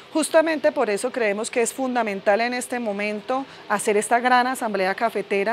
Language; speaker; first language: Spanish; native; Spanish